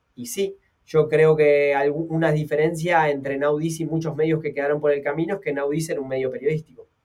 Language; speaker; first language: Spanish; native; Spanish